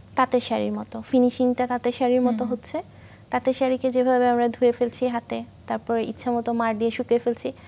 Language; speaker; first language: Bangla; native; Bangla